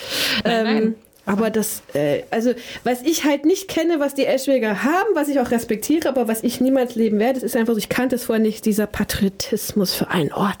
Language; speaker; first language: German; native; German